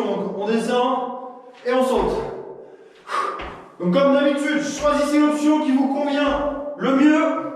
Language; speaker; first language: French; native; French